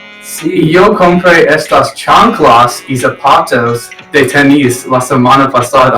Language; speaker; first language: Spanish; non-native, learner; English